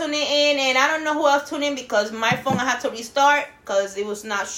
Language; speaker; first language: English; non-native, fluent; Spanish